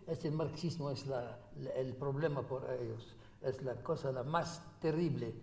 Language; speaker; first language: Spanish; non-native, fluent; Arabic